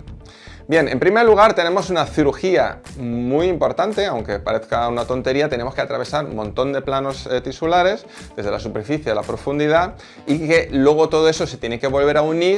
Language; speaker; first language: Spanish; native; Spanish